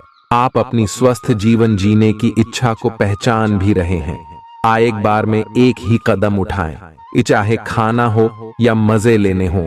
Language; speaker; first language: Hindi; native; Hindi